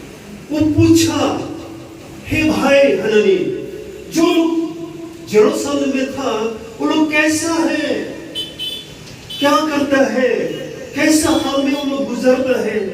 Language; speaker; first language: Hindi; non-native, local second language; Bodo